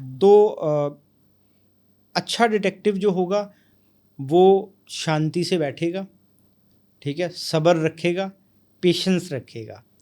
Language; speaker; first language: Hindi; non-native, local second language; Punjabi